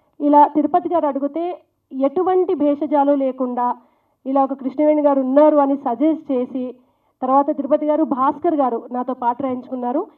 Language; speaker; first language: Telugu; native; Telugu